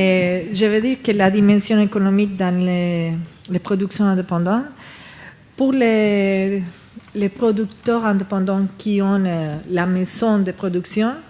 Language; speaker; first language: French; non-native, fluent; Spanish